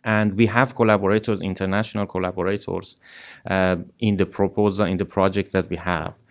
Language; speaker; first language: English; non-native, fluent; Persian